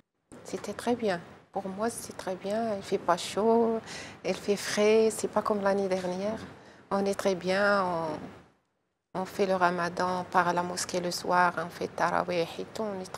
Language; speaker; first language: French; non-native, learner; Arabic